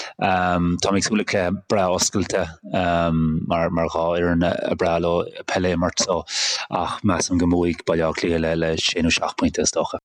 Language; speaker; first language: Irish; native; Irish